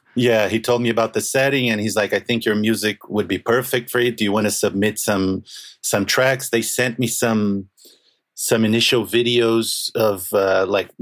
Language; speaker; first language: English; non-native, fluent; Portuguese